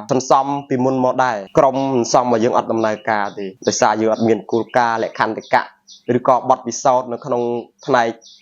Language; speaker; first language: Khmer; non-native, local second language; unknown